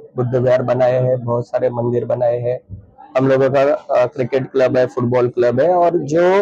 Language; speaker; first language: Hindi; non-native, local second language; Marathi